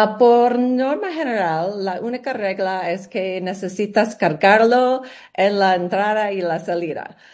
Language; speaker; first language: Spanish; non-native, learner; English